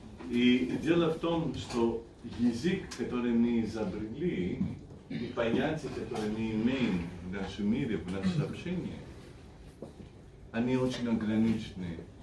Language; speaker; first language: Russian; non-native, fluent; Greek